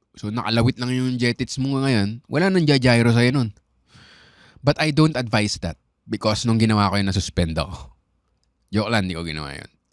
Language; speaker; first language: Filipino; native; Filipino